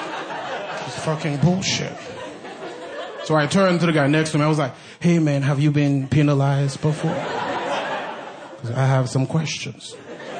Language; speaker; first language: English; non-native, fluent; Haitian Creole